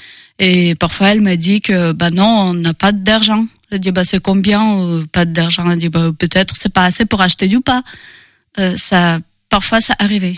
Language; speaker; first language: French; non-native, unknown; Russian